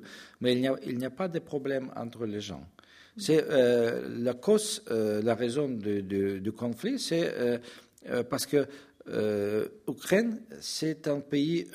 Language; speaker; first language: French; non-native, fluent; Russian